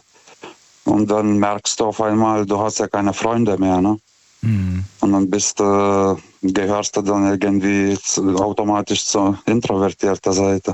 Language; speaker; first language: German; non-native, fluent; Lithuanian